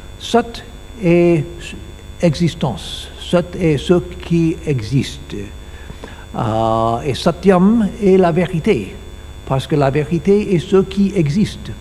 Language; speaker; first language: French; non-native, learner; English